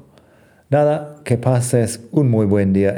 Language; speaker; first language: Spanish; non-native, fluent; English